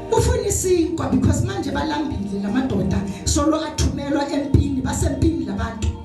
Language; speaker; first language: Zulu; non-native, local second language; Southern Sotho